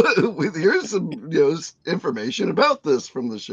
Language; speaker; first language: English; native; English